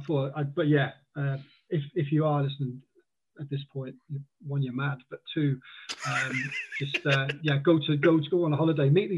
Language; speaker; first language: English; native; English